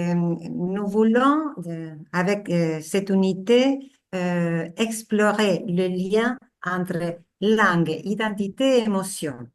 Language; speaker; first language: French; non-native, fluent; Spanish